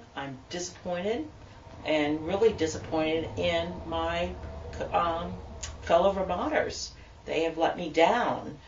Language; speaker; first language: English; native; English